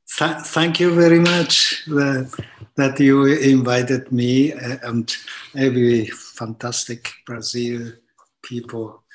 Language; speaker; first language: English; non-native, learner; Japanese